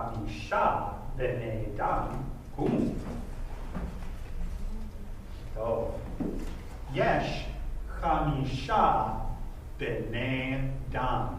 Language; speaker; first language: Hebrew; non-native, fluent; English